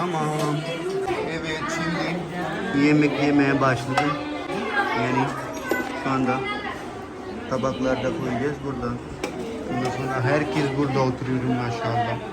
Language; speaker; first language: Turkish; non-native, learner; Punjabi